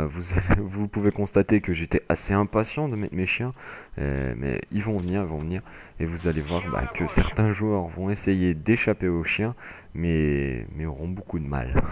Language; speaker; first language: French; native; French